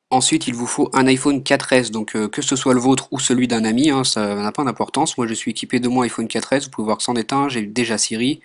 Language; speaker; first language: French; native; French